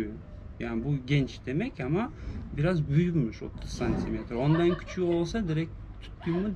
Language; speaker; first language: Turkish; non-native, fluent; Russian